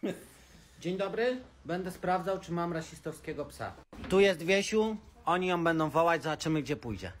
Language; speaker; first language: Polish; native; Polish